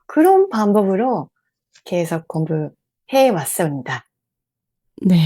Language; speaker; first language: Korean; non-native, fluent; Japanese